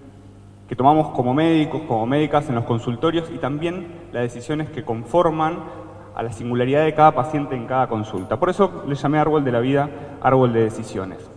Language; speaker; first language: Spanish; native; Spanish